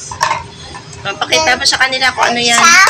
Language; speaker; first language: Filipino; native; Filipino